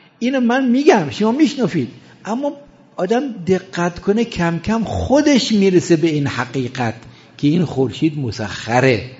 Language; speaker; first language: Persian; non-native, fluent; Arabic